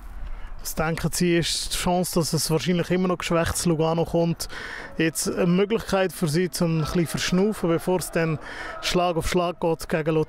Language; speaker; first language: German; native; German